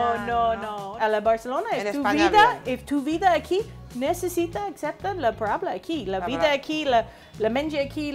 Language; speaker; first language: Spanish; non-native, learner; English